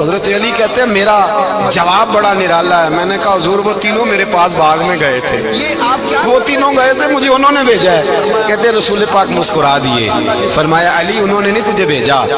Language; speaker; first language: Urdu; native; Urdu